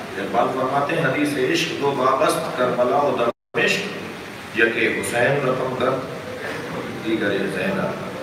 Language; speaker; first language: Urdu; non-native, local second language; Sindhi